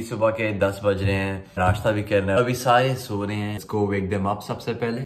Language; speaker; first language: Urdu; native; Urdu